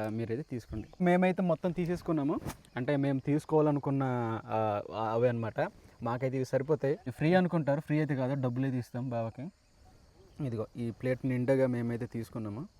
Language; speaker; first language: Telugu; native; Telugu